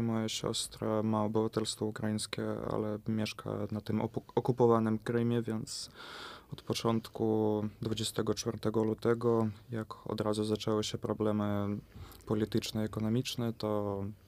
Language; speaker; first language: Polish; non-native, fluent; Russian